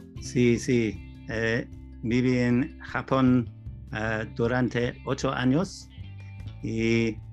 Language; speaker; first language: Spanish; non-native, learner; English